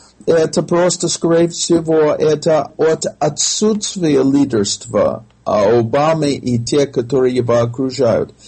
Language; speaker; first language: Russian; non-native, fluent; English